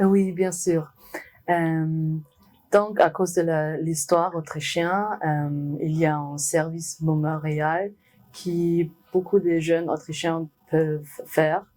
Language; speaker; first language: French; non-native, learner; German